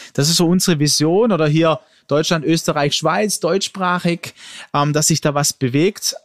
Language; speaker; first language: German; early bilingual, other home language; Greek